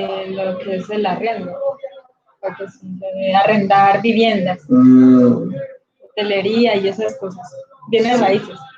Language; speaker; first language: Spanish; native; Spanish